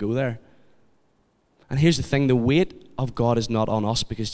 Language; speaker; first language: English; native; English